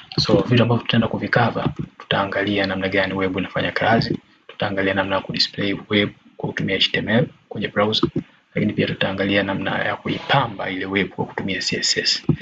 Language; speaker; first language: Swahili; native; Swahili